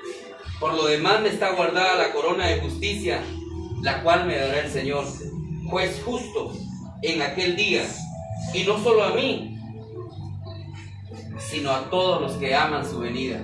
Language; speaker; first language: Spanish; native; Spanish